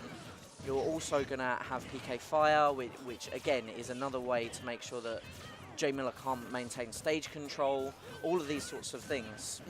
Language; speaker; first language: English; native; English